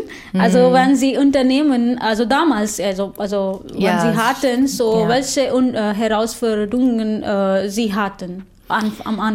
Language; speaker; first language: German; non-native, fluent; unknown